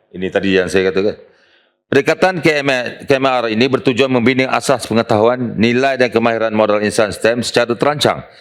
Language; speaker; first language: Malay; native; Malay